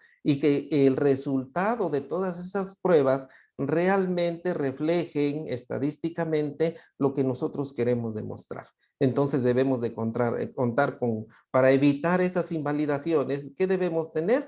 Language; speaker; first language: Spanish; native; Spanish